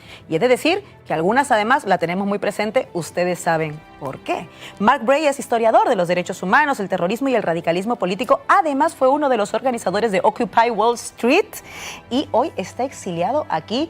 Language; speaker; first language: Spanish; native; Spanish